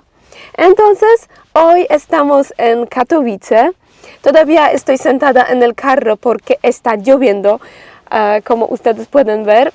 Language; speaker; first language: Spanish; non-native, fluent; Polish